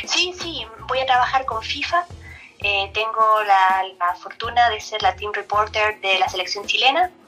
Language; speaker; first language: Spanish; native; Spanish